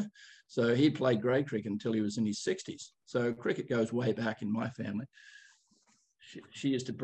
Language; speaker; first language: English; native; English